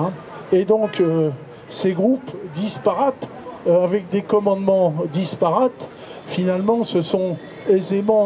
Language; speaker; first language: French; native; French